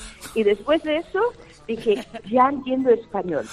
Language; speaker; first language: Spanish; early bilingual, heritage; Spanish